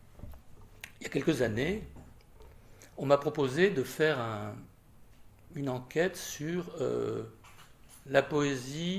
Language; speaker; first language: French; native; French